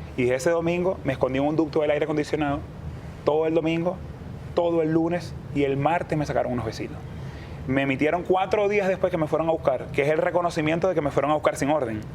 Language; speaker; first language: Spanish; native; Spanish